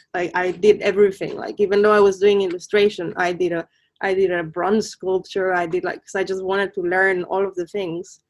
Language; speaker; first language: English; non-native, fluent; Spanish